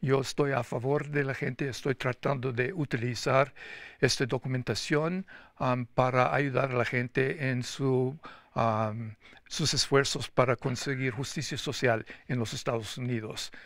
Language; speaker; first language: Spanish; non-native, fluent; English